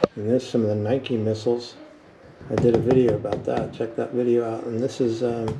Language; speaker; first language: English; native; English